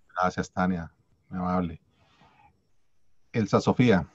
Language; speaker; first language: Spanish; native; Spanish